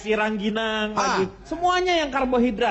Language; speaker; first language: Indonesian; native; Indonesian